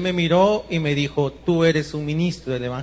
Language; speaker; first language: Spanish; native; Spanish